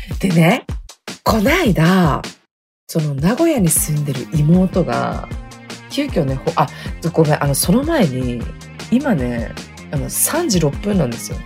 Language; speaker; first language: Japanese; native; Japanese